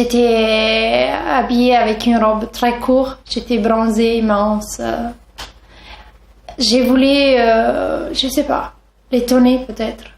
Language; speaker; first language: French; non-native, fluent; Italian